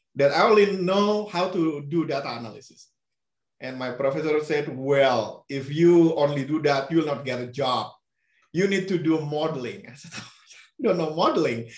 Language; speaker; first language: English; non-native, fluent; Indonesian